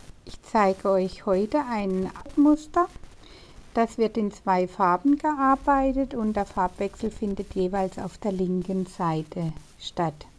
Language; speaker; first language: German; native; German